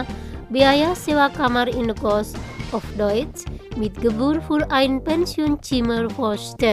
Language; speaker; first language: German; non-native, fluent; Indonesian